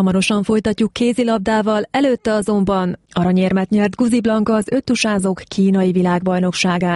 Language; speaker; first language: Hungarian; native; Hungarian